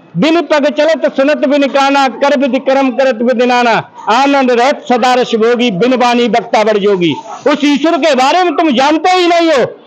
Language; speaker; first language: Hindi; native; Hindi